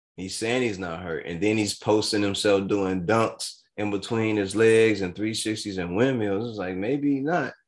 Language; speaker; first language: English; native; English